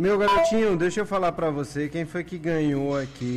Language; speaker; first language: Portuguese; native; Portuguese